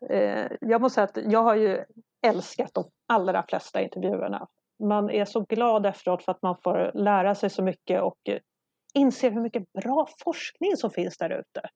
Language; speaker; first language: Swedish; non-native, local second language; Polish